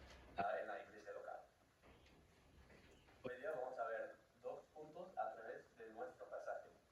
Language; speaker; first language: Spanish; non-native, fluent; English